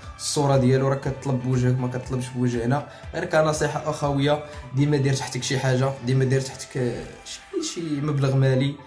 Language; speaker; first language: Arabic; native; Arabic